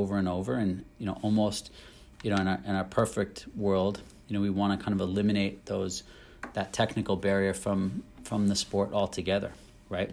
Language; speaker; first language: English; native; English